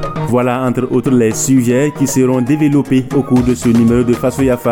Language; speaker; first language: French; non-native, local second language; Mossi